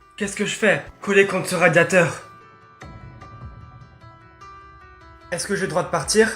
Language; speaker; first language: French; native; French